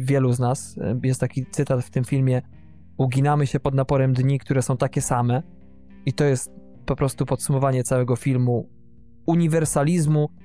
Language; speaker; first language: Polish; native; Polish